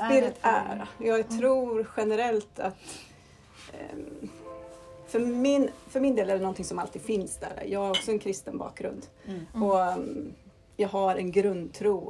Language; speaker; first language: Swedish; native; Swedish